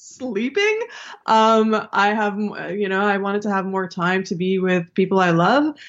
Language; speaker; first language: English; early bilingual, other home language; Hebrew